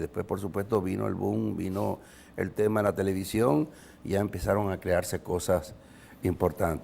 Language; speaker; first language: Spanish; native; Spanish